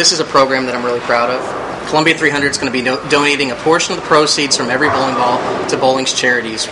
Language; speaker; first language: English; native; English